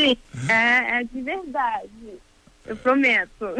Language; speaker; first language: Portuguese; early bilingual, heritage; Portuguese